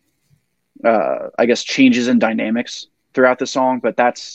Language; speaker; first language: English; native; English